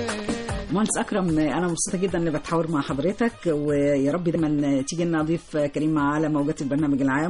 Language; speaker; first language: Arabic; native; Arabic